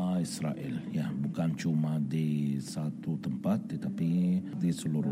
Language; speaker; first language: Indonesian; non-native, fluent; Arabic